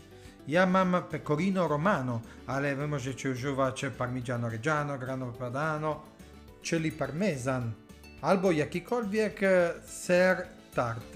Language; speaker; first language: Polish; non-native, learner; Italian